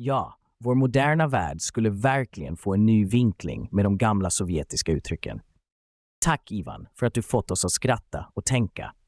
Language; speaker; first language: Swedish; native; Swedish